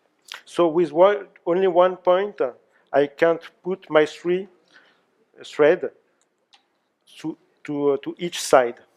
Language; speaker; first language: English; non-native, learner; French